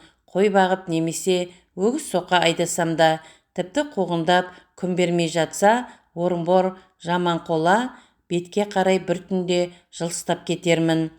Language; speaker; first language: Kazakh; native; Kazakh